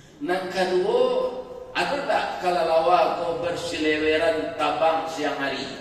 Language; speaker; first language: Malay; non-native, local second language; Minangkabau